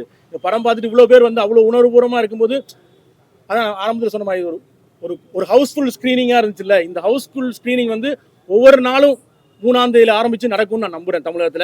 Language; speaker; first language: Tamil; native; Tamil